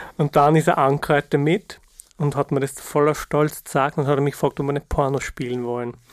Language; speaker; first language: German; early bilingual, other home language; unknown